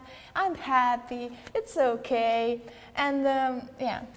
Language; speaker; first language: English; non-native, learner; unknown